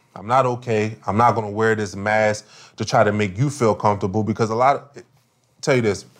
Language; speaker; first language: English; native; English